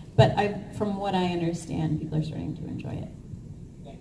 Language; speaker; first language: English; native; English